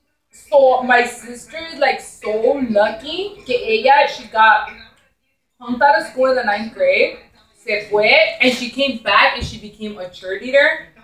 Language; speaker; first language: English; early bilingual, other home language; Spanish